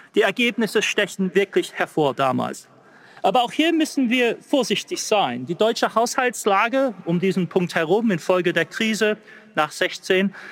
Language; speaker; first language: German; non-native, fluent; English